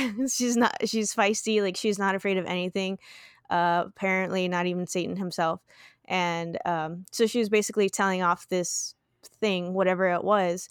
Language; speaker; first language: English; early bilingual, other home language; Spanish